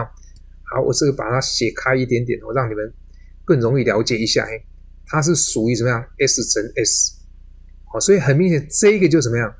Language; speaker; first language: Chinese; native; Chinese